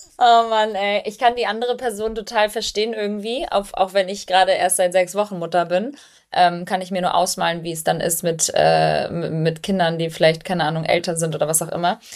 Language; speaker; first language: German; early bilingual, other home language; Albanian